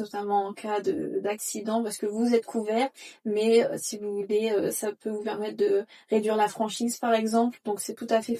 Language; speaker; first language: French; native; French